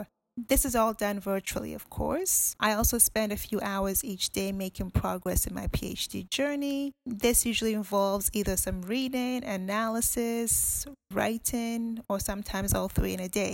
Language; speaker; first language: English; non-native, local second language; Akan